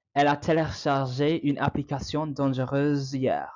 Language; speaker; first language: French; non-native, learner; English